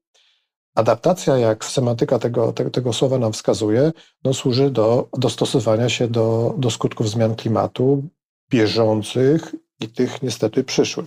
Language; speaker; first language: Polish; native; Polish